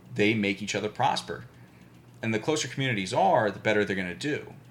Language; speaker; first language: English; early bilingual, other home language; Albanian